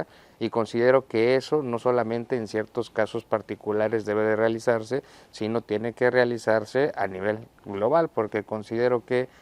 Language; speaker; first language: Spanish; native; Spanish